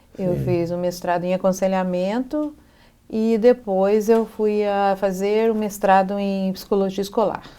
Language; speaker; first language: Portuguese; native; Portuguese